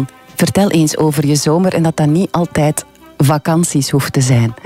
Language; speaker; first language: Dutch; native; Dutch